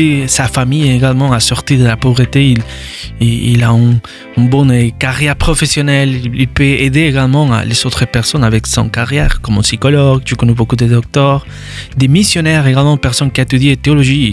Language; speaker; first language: French; non-native, learner; Spanish